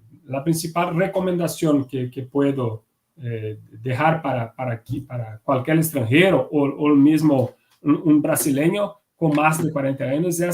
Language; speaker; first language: Spanish; non-native, fluent; Portuguese